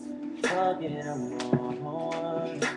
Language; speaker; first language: English; native; English